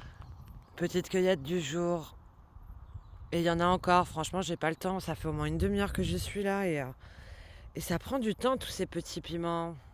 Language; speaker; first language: French; native; French